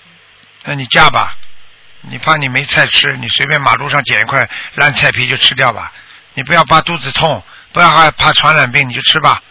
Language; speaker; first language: Chinese; native; Chinese